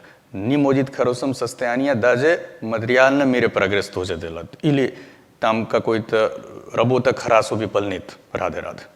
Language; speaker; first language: Russian; non-native, learner; Hindi